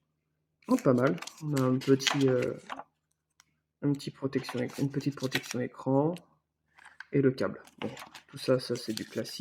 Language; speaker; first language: French; native; French